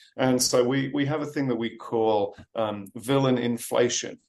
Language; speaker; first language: English; native; English